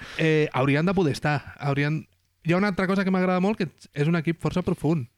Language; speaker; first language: Catalan; non-native, local second language; Spanish